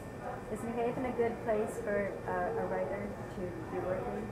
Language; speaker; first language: English; native; English